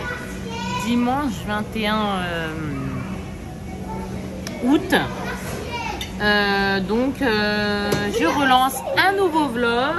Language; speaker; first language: French; native; French